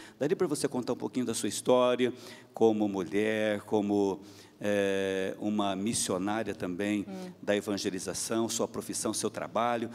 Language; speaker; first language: Portuguese; native; Portuguese